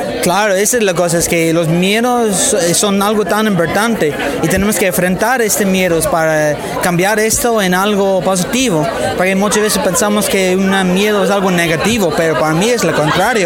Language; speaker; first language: Spanish; non-native, fluent; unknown